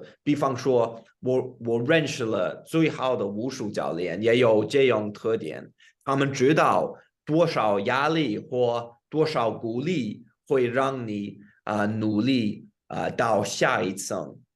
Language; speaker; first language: Chinese; non-native, fluent; English